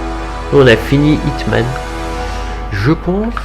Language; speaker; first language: French; native; French